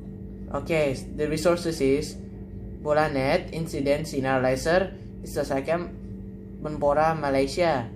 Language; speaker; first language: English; non-native, learner; Indonesian